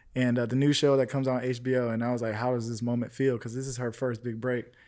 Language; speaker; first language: English; native; English